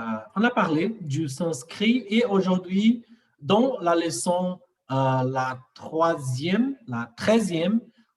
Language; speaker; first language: French; non-native, fluent; Portuguese